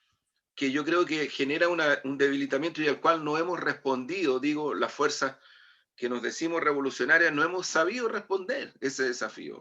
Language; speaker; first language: Spanish; native; Spanish